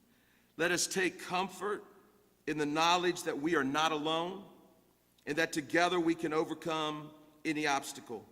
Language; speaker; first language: English; native; English